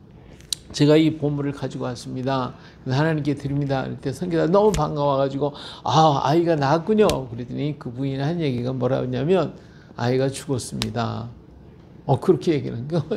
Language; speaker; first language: Korean; native; Korean